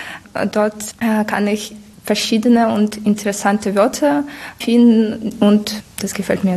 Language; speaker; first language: German; non-native, fluent; Ukrainian